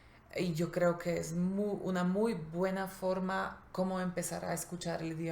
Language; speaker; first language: Spanish; non-native, fluent; Slovak